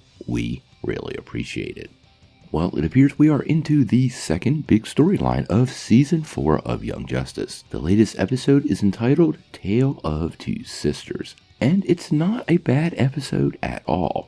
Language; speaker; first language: English; native; English